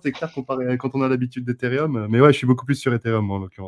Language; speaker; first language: French; native; French